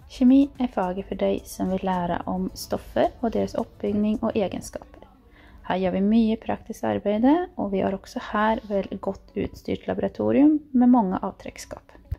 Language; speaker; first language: Norwegian; native; Norwegian